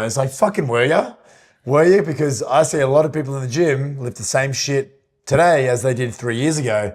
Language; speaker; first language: English; native; English